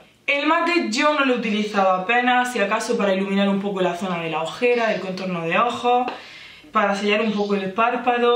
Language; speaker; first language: Spanish; native; Spanish